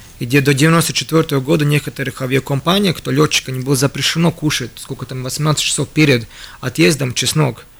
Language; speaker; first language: Russian; non-native, local second language; Latvian